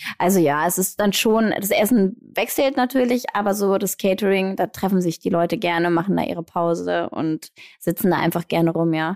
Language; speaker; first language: German; early bilingual, other home language; Greek